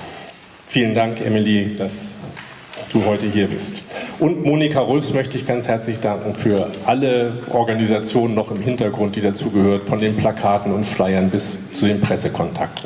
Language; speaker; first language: German; native; German